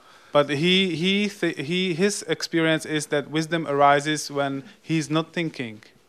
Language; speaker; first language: English; non-native, fluent; Czech